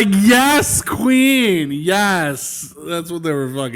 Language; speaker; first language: English; native; English